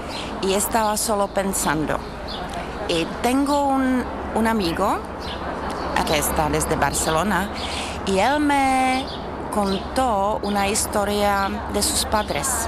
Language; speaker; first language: Spanish; non-native, fluent; Czech